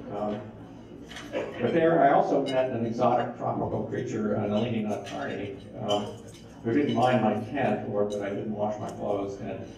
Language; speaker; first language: English; native; English